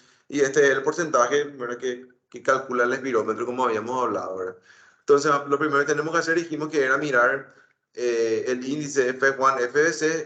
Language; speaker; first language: Spanish; native; Spanish